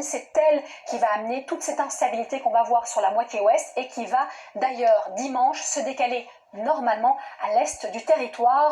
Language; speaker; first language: French; native; French